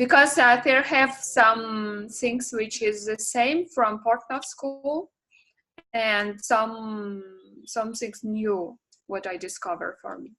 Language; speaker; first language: English; non-native, learner; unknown